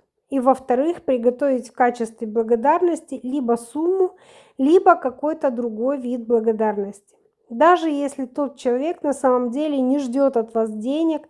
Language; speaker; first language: Russian; native; Russian